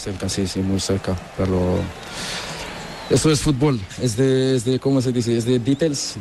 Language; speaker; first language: Spanish; non-native, learner; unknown